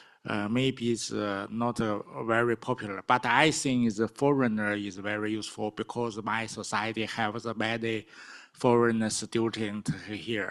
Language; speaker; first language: English; non-native, learner; Chinese